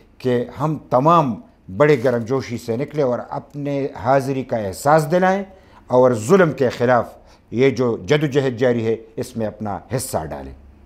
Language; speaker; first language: Urdu; non-native, local second language; Pashto